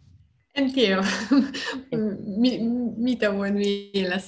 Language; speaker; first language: Finnish; non-native, learner; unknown